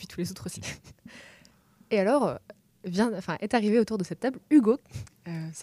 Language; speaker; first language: French; native; French